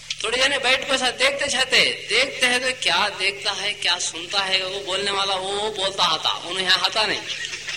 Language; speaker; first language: Urdu; native; Urdu